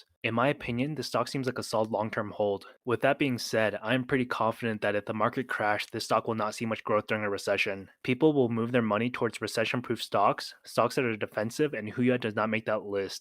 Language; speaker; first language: English; native; English